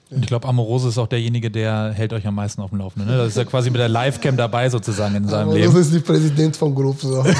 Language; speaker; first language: German; native; German